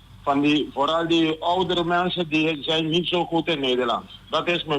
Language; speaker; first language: Dutch; non-native, local second language; Papiamento